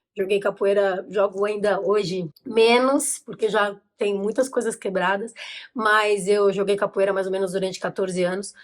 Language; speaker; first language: Portuguese; native; Portuguese